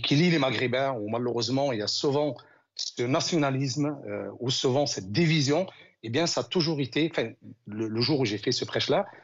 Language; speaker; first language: French; non-native, local second language; Arabic